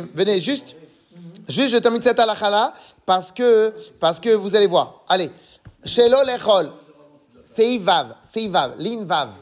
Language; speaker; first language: French; native; French